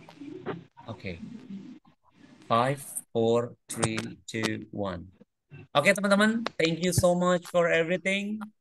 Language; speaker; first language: English; non-native, fluent; Indonesian